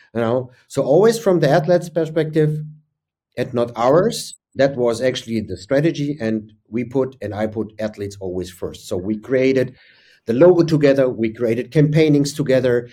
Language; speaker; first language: English; non-native, fluent; German